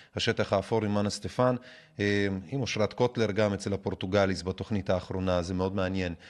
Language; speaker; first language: Hebrew; early bilingual, other home language; Russian